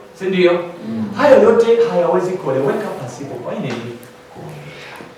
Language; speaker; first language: Swahili; non-native, fluent; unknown